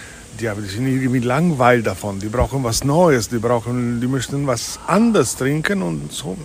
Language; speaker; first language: German; non-native, fluent; Italian